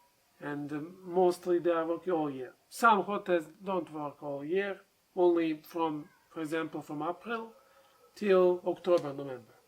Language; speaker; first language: English; non-native, learner; Serbian